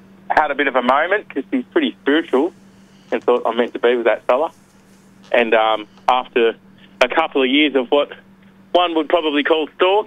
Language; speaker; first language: English; native; English